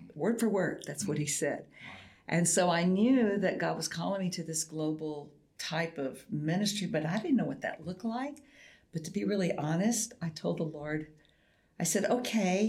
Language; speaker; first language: English; native; English